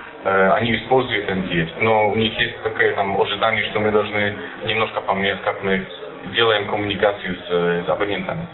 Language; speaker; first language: Russian; non-native, fluent; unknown